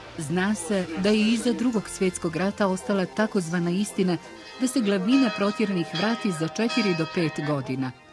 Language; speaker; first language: Croatian; native; Croatian